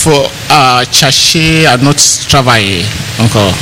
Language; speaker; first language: French; non-native, learner; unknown